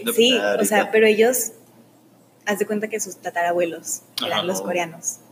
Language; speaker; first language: Spanish; native; Spanish